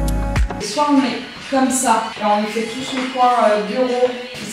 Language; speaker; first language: French; native; French